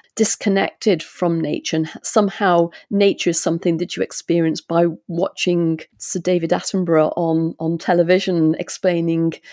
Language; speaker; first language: English; native; English